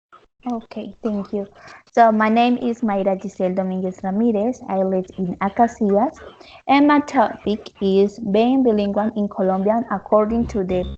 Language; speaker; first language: English; non-native, learner; Spanish